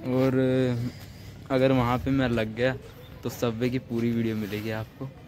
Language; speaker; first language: Hindi; native; Hindi